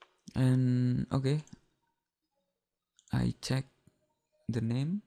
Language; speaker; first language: English; non-native, learner; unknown